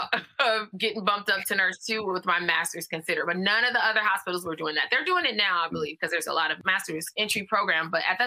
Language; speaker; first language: English; native; English